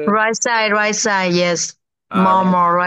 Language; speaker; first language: English; non-native, learner; Vietnamese